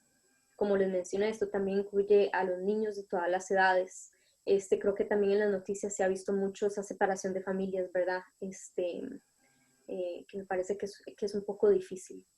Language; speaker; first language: Spanish; non-native, fluent; English